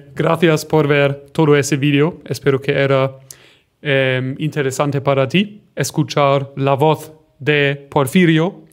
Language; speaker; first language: Spanish; non-native, fluent; German